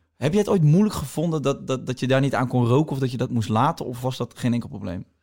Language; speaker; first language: Dutch; native; Dutch